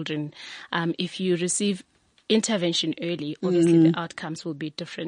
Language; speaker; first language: English; non-native, local second language; Tswana